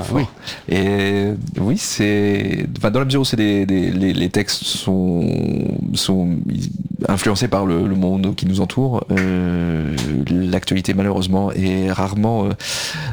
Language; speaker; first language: French; native; French